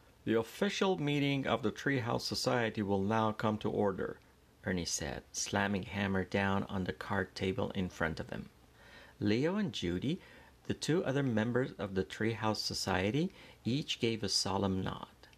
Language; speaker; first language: English; non-native, fluent; Persian